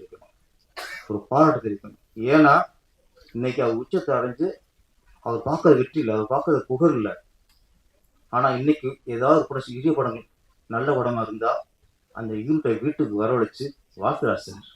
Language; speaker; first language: Tamil; native; Tamil